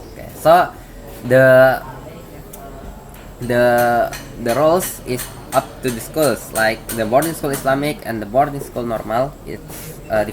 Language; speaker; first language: English; non-native, learner; Indonesian